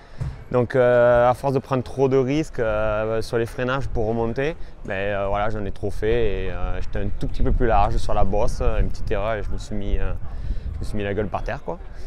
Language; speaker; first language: French; native; French